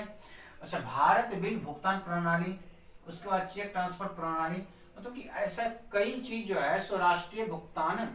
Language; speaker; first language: Hindi; native; Hindi